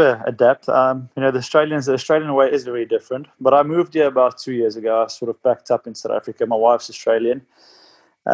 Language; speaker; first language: English; non-native, local second language; Afrikaans